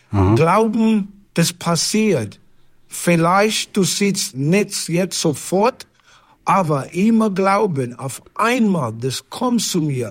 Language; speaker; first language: German; non-native, learner; English